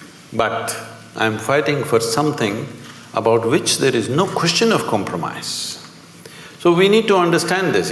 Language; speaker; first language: English; non-native, local second language; Kannada